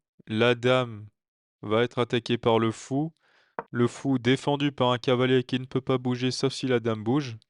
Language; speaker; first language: French; native; French